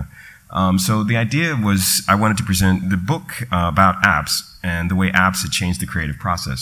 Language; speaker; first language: English; native; English